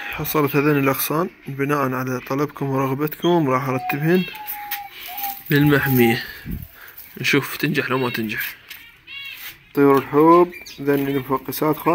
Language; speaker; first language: Arabic; native; Arabic